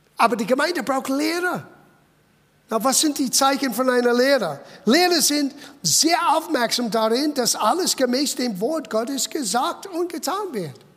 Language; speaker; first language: German; non-native, fluent; English